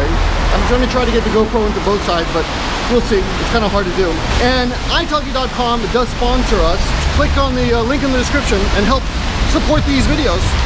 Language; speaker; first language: English; native; English